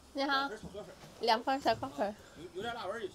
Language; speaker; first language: Chinese; non-native, fluent; Indonesian